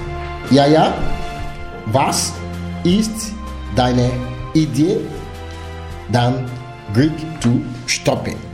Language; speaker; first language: German; non-native, learner; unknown